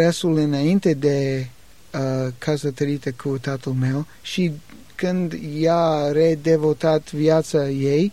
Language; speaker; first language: Romanian; non-native, learner; English